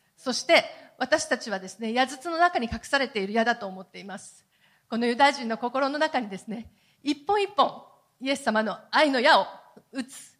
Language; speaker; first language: Japanese; native; Japanese